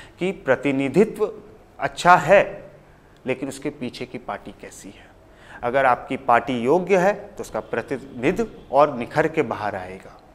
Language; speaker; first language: Hindi; native; Hindi